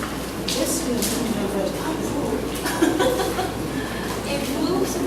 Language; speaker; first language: French; non-native, fluent; English